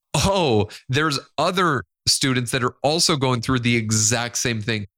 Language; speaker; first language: English; non-native, fluent; Spanish